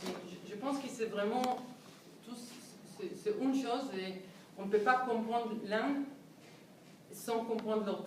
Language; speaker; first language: French; non-native, fluent; Hebrew